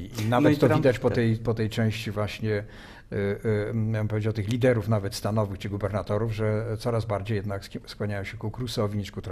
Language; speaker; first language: Polish; native; Polish